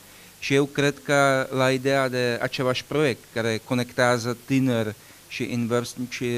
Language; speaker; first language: Romanian; non-native, learner; Czech